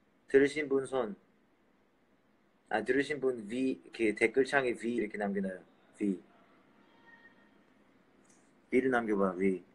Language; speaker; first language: Korean; early bilingual, heritage; Korean